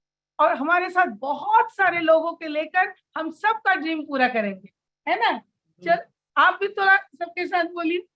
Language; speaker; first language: Hindi; non-native, local second language; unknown